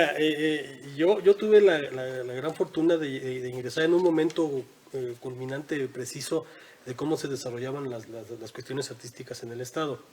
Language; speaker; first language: Spanish; native; Spanish